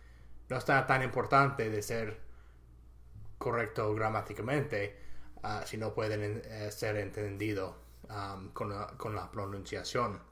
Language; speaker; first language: Spanish; non-native, fluent; English